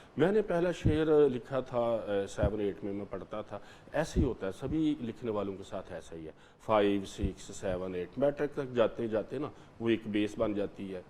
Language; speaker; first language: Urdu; non-native, local second language; Punjabi